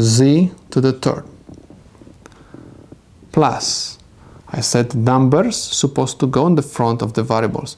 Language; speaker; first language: English; non-native, fluent; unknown